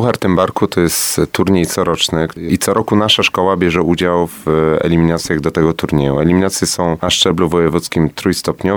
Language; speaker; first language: Polish; native; Polish